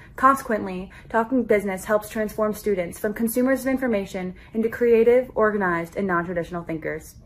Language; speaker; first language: English; native; English